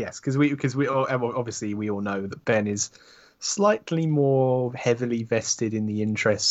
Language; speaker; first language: English; native; English